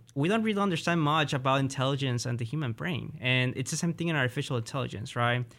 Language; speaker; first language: English; early bilingual, other home language; Spanish